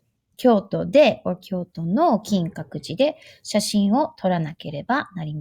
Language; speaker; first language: Japanese; non-native, fluent; English